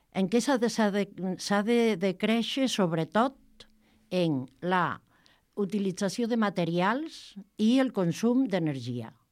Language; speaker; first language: Catalan; non-native, local second language; Spanish